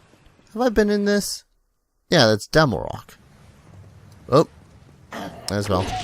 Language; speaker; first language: English; native; English